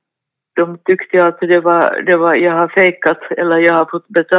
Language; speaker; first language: Swedish; non-native, fluent; Finnish